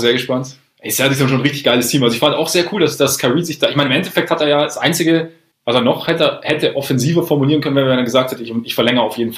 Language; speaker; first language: German; native; German